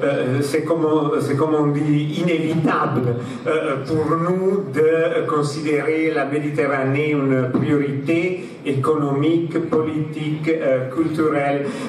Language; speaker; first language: French; non-native, fluent; Italian